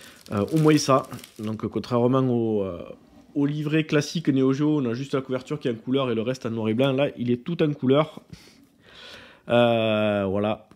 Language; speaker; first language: French; native; French